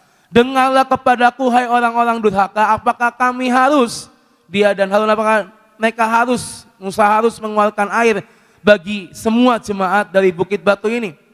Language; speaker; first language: Indonesian; native; Indonesian